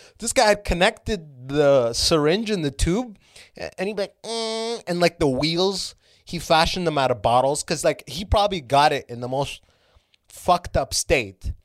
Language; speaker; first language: English; early bilingual, other home language; Arabic